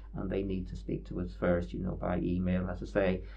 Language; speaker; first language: English; native; English